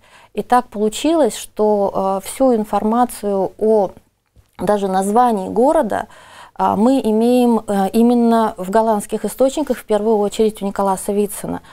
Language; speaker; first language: Russian; native; Russian